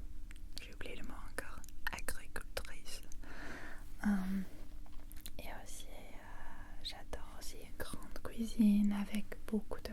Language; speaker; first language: French; non-native, fluent; English